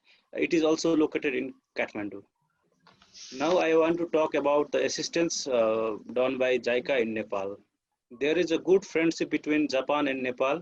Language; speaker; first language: English; non-native, fluent; Nepali